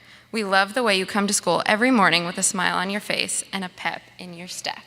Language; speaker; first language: English; native; English